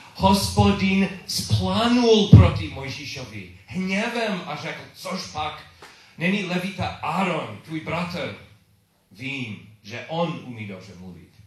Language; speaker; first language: Czech; non-native, learner; English